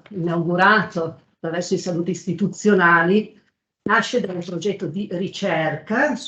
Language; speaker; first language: Italian; native; Italian